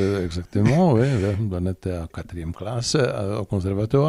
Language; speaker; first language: French; non-native, learner; Czech